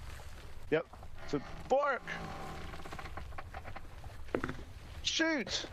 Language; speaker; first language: English; native; English